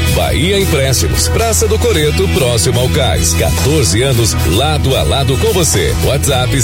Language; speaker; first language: Portuguese; native; Portuguese